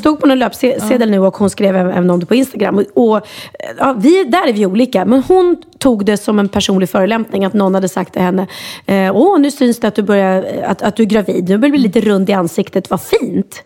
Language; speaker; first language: Swedish; native; Swedish